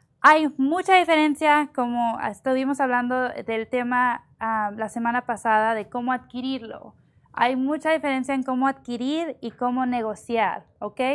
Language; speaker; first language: Spanish; early bilingual, heritage; Spanish